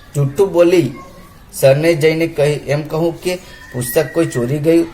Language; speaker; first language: Hindi; non-native, local second language; Gujarati